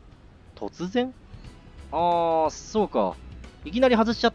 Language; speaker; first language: Japanese; native; Japanese